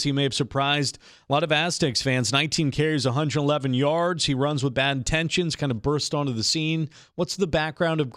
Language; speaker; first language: English; native; English